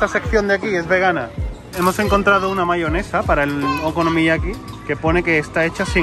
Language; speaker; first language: Spanish; native; Spanish